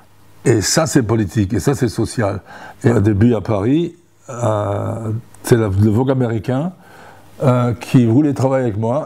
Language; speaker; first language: French; non-native, fluent; German